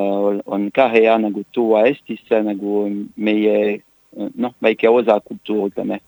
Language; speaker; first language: Estonian; non-native, learner; French